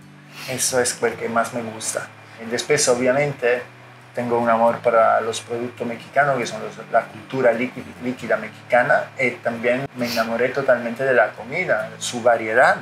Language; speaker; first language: Spanish; non-native, fluent; Italian